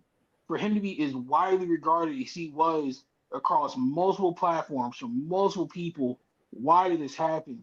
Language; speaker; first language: English; native; English